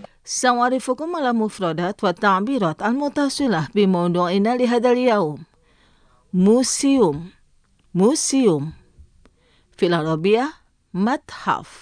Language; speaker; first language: Arabic; non-native, fluent; Indonesian